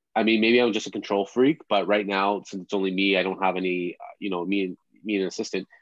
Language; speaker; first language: English; native; English